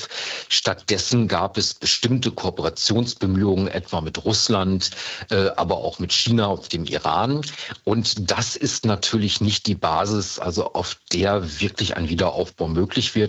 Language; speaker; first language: German; native; German